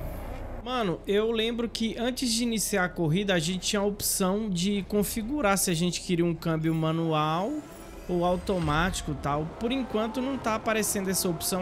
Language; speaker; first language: Portuguese; native; Portuguese